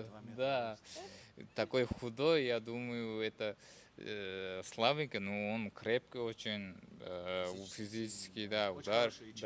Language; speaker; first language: Russian; non-native, fluent; Uzbek